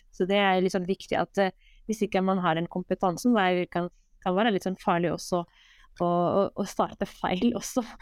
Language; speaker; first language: Norwegian; non-native, fluent; Arabic